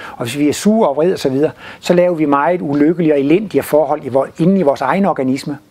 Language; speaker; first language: Danish; native; Danish